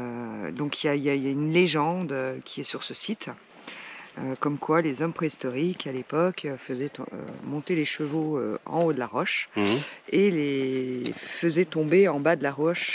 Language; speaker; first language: French; native; French